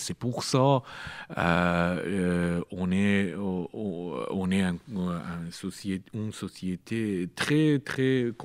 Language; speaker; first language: French; non-native, learner; Persian